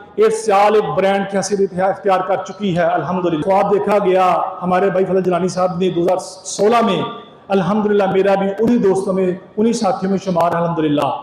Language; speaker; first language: Urdu; native; Urdu